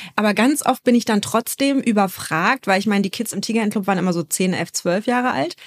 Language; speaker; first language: German; native; German